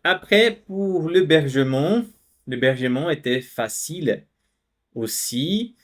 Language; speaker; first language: French; non-native, fluent; Portuguese